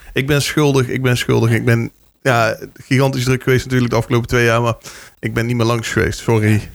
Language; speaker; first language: Dutch; native; Dutch